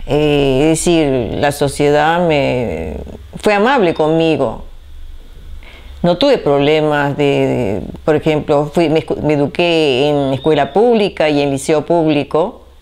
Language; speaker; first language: Spanish; early bilingual, other home language; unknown